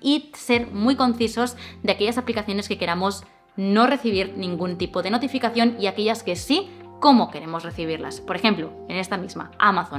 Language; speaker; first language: Spanish; native; Spanish